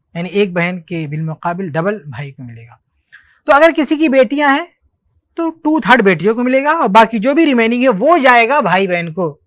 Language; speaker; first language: Hindi; native; Hindi